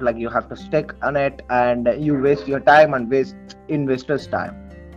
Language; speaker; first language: English; non-native, local second language; Telugu